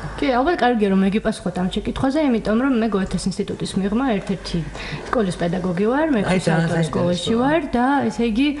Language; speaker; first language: Georgian; native; Georgian